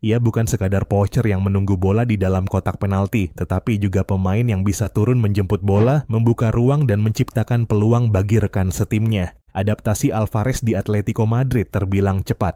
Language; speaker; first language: Indonesian; native; Indonesian